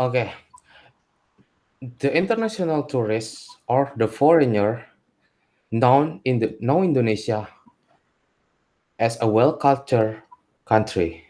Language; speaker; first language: English; non-native, learner; Indonesian